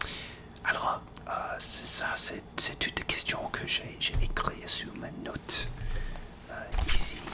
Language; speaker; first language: French; non-native, learner; English